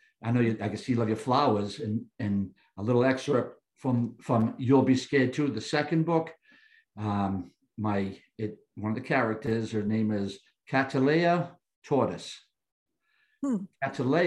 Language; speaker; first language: English; native; English